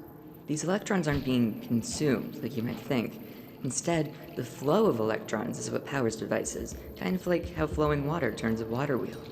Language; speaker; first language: English; native; English